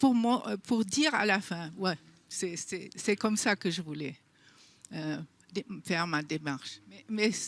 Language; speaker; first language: French; non-native, fluent; German